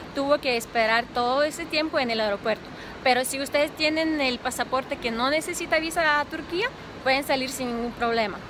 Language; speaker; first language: Spanish; non-native, fluent; Ukrainian